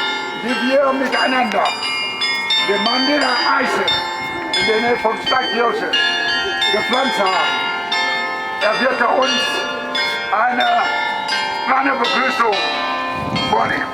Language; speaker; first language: German; non-native, learner; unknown